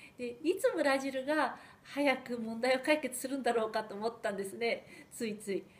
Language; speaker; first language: Japanese; early bilingual, heritage; Japanese